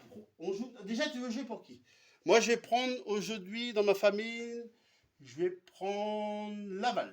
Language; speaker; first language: French; native; French